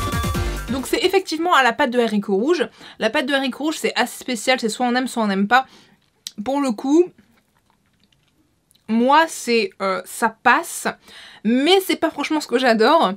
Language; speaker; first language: French; native; French